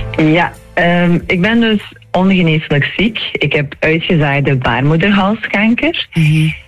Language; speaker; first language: Dutch; early bilingual, other home language; Turkish